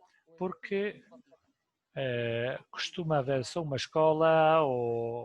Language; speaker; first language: Portuguese; non-native, fluent; Spanish